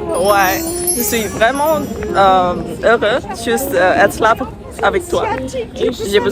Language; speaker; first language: French; non-native, learner; Thai